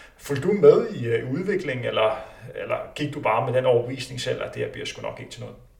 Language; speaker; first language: Danish; native; Danish